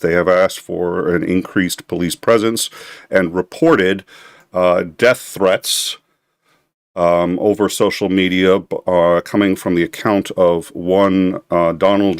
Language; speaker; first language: English; native; English